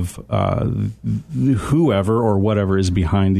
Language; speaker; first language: English; native; English